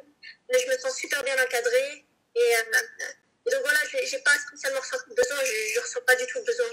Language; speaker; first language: French; native; French